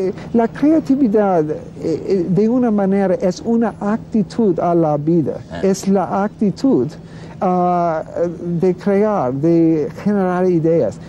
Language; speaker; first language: Spanish; non-native, fluent; English